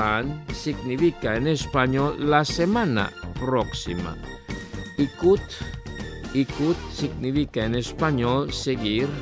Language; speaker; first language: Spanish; non-native, fluent; Indonesian